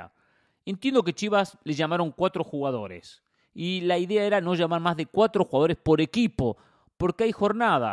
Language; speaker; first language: Spanish; native; Spanish